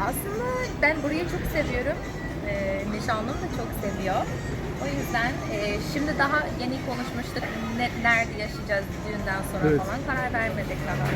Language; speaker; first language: Turkish; non-native, fluent; English